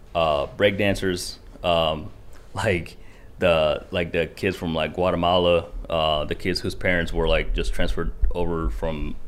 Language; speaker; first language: English; early bilingual, other home language; Kinyarwanda